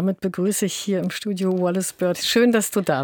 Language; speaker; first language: German; native; German